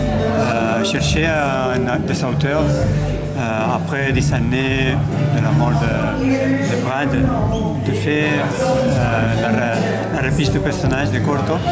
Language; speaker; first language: French; non-native, learner; Catalan